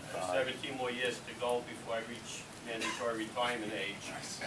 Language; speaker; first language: English; native; English